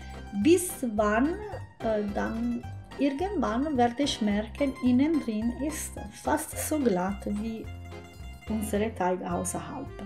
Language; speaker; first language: German; non-native, fluent; Italian